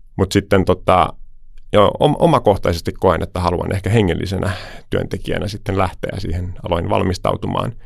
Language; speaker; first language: Finnish; early bilingual, heritage; Finnish